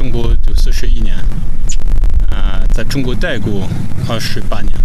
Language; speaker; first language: Chinese; non-native, fluent; French